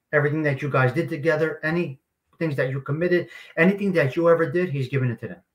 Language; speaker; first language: English; native; English